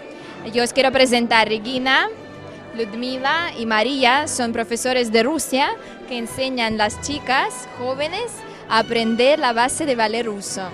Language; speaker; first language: Spanish; non-native, fluent; Russian